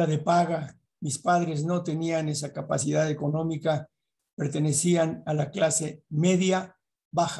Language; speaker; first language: Spanish; native; Spanish